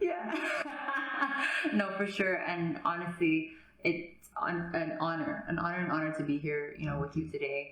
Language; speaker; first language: English; native; English